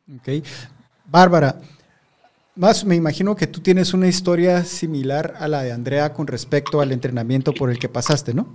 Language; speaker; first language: Spanish; native; Spanish